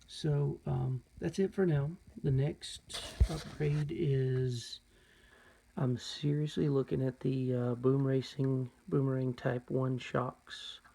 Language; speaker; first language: English; native; English